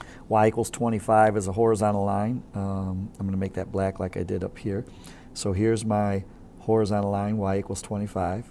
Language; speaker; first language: English; native; English